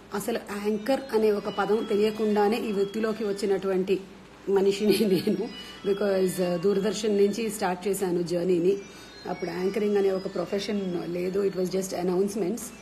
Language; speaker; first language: Telugu; non-native, local second language; Malayalam